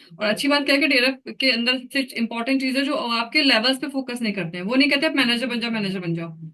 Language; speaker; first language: Hindi; native; Hindi